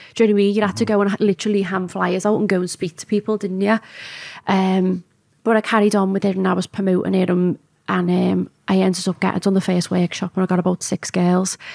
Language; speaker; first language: English; native; English